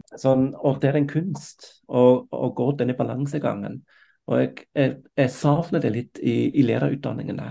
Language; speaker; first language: Norwegian; non-native, fluent; German